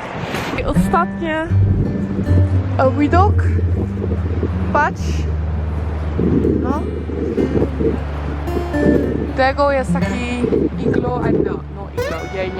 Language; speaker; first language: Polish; early bilingual, heritage; Dutch